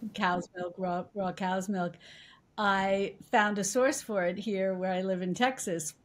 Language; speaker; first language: English; native; English